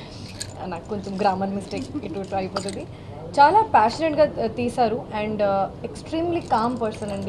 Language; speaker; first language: Telugu; non-native, fluent; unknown